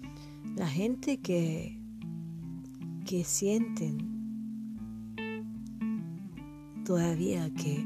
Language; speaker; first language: Spanish; non-native, learner; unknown